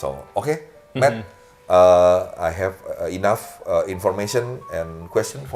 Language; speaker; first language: English; non-native, learner; Indonesian